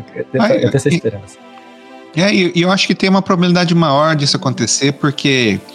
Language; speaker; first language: Portuguese; native; Portuguese